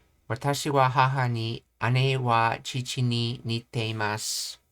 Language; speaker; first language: Japanese; non-native, learner; English